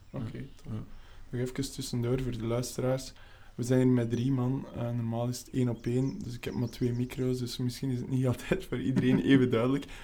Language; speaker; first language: Dutch; native; Dutch